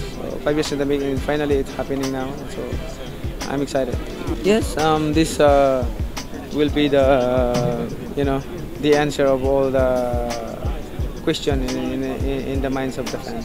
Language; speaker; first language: English; non-native, learner; Cebuano